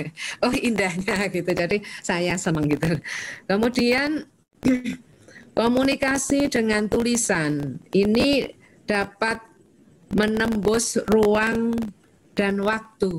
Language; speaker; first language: Indonesian; native; Indonesian